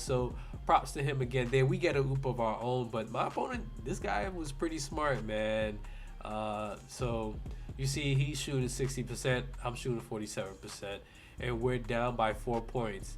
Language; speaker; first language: English; native; English